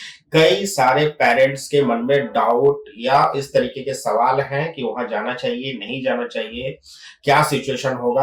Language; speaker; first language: Hindi; native; Hindi